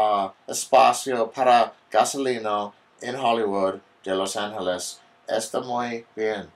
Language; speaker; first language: Spanish; non-native, learner; English